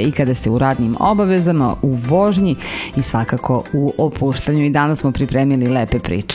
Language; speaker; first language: Serbian; native; Serbian